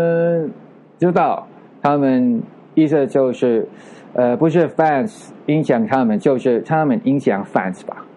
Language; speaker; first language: Chinese; non-native, learner; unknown